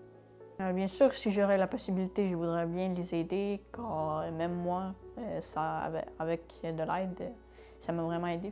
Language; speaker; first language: French; early bilingual, other home language; Ukrainian